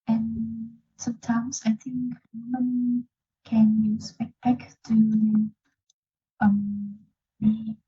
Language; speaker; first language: English; non-native, learner; Vietnamese